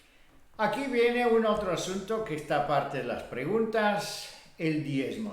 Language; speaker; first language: Spanish; non-native, fluent; Bulgarian